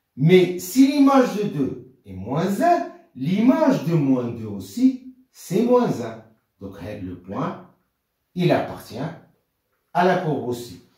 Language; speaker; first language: French; non-native, local second language; Arabic